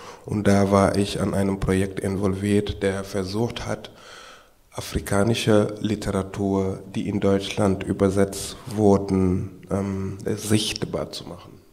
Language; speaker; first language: German; non-native, fluent; Wolof